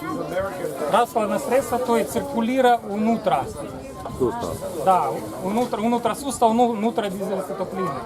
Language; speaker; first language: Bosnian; non-native, learner; Ukrainian